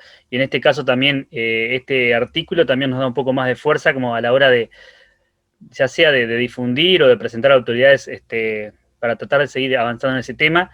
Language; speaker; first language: Spanish; native; Spanish